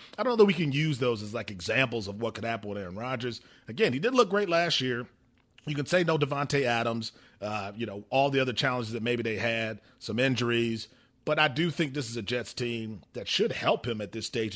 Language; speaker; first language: English; native; English